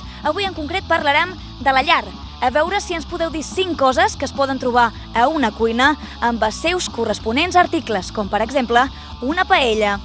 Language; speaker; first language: Catalan; native; Catalan